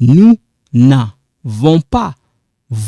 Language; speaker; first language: French; non-native, local second language; Lingala